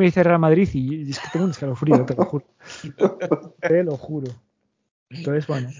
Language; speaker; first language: Spanish; native; Spanish